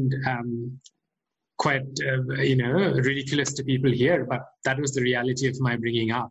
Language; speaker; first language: English; non-native, local second language; Malayalam